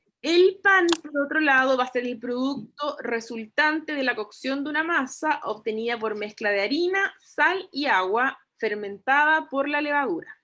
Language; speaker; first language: Spanish; native; Spanish